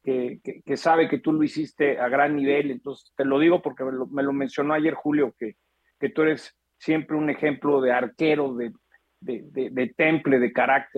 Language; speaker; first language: Spanish; native; Spanish